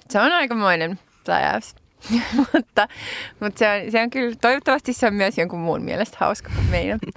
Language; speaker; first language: Finnish; native; Finnish